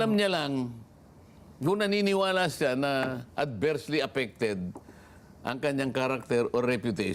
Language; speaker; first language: Filipino; native; Filipino